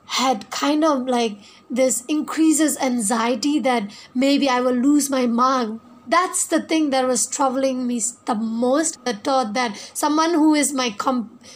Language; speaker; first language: English; non-native, fluent; Burmese